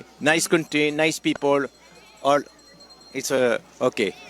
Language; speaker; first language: English; non-native, learner; French